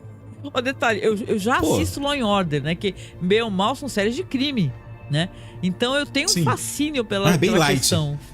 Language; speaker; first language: Portuguese; native; Portuguese